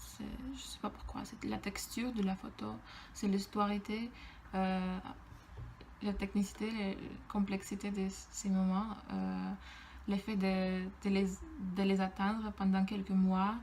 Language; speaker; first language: French; non-native, fluent; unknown